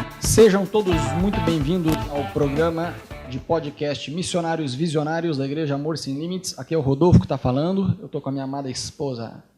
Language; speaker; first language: Portuguese; native; Portuguese